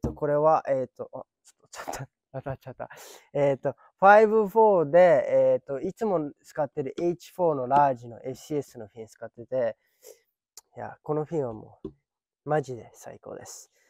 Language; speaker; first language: Japanese; early bilingual, heritage; Japanese